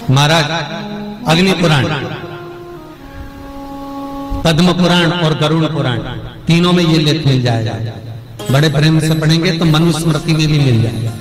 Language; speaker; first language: Hindi; native; Hindi